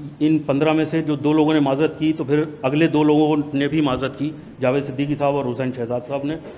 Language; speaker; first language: Urdu; native; Urdu